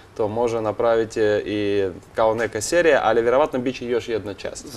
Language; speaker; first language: Bosnian; non-native, learner; Russian